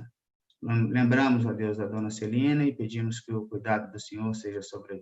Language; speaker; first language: Portuguese; native; Portuguese